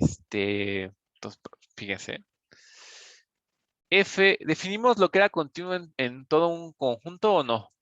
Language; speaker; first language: Spanish; native; Spanish